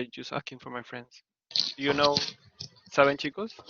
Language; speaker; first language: English; non-native, learner; Spanish